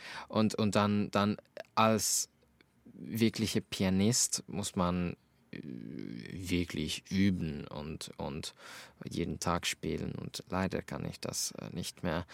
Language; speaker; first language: German; non-native, fluent; Finnish